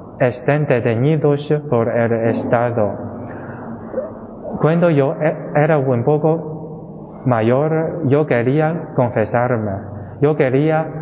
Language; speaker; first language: Spanish; non-native, fluent; Chinese